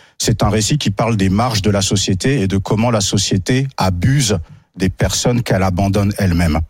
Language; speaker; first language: French; native; French